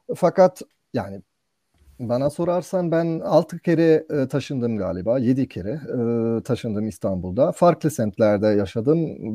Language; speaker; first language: Turkish; non-native, fluent; German